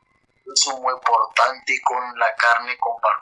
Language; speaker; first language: Spanish; non-native, learner; Arabic